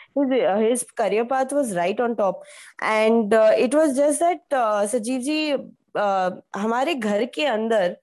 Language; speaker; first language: Hindi; native; Hindi